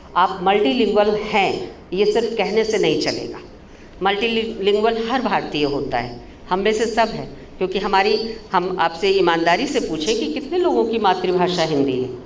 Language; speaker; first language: Hindi; native; Hindi